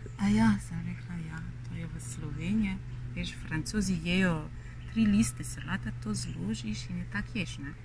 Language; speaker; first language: Slovenian; non-native, fluent; Malagasy